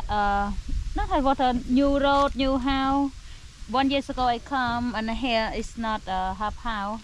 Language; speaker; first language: English; non-native, local second language; Khmer